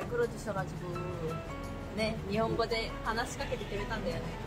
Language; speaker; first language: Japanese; early bilingual, other home language; Korean